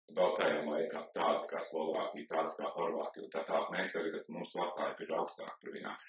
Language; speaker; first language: Latvian; early bilingual, heritage; Latvian